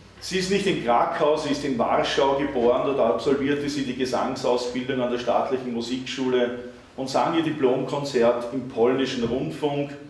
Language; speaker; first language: German; native; German